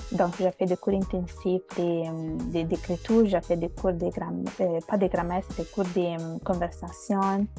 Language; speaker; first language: French; non-native, fluent; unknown